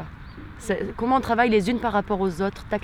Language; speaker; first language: French; native; French